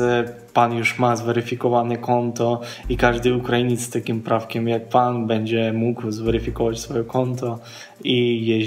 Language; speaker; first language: Polish; non-native, fluent; Ukrainian